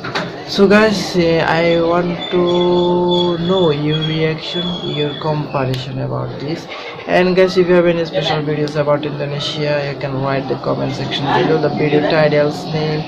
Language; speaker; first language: English; non-native, learner; Bangla